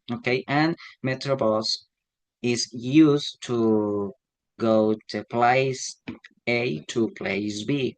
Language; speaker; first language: English; non-native, learner; Spanish